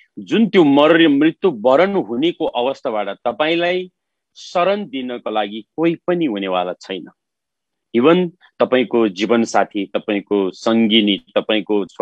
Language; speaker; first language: Nepali; non-native, local second language; Eastern Tamang